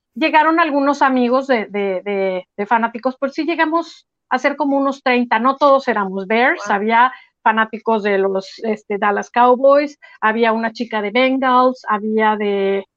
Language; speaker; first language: Spanish; native; Spanish